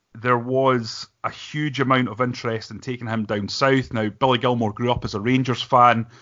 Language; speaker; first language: English; native; English